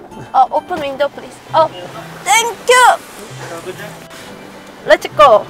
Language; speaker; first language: English; non-native, learner; Korean